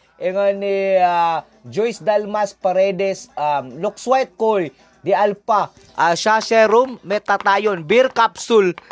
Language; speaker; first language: Cebuano; native; Cebuano